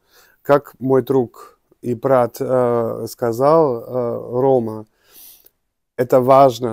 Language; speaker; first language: Russian; non-native, learner; German